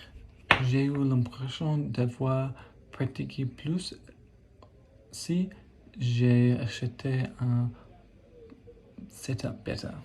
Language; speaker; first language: French; non-native, learner; English